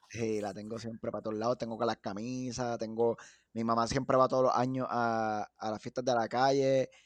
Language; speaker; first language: Spanish; native; Spanish